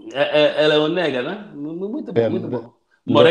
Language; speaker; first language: Portuguese; non-native, learner; English